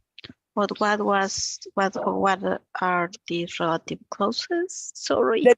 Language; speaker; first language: English; non-native, learner; Spanish